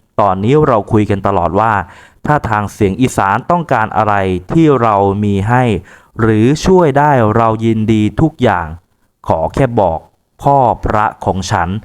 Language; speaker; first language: Thai; native; Thai